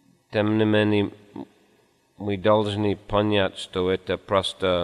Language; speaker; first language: Russian; non-native, fluent; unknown